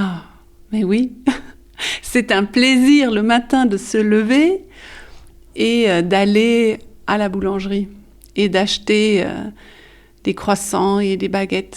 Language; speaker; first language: French; early bilingual, heritage; French